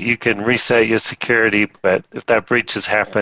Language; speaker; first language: English; native; English